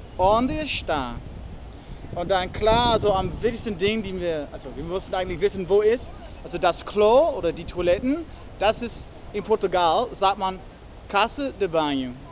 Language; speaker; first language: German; non-native, learner; English